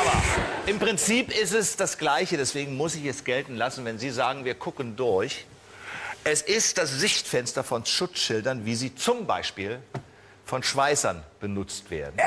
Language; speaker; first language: German; native; German